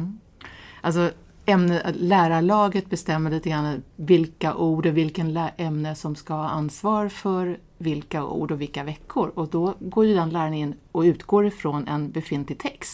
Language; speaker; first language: Swedish; native; Swedish